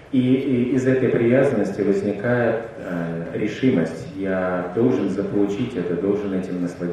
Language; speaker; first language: Russian; native; Russian